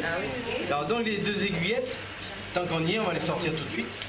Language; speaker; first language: French; native; French